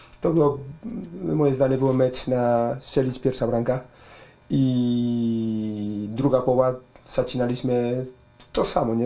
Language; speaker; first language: Polish; non-native, learner; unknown